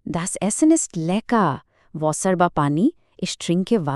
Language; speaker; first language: German; non-native, fluent; Bangla